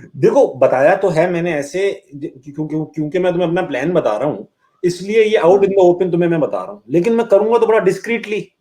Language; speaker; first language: Hindi; native; Hindi